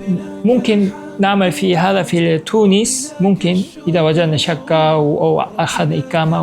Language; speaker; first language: Arabic; non-native, fluent; Korean